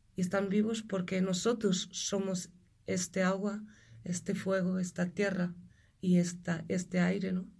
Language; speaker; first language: Spanish; non-native, fluent; German